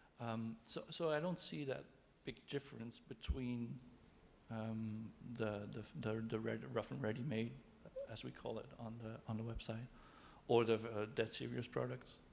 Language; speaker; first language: English; non-native, fluent; Dutch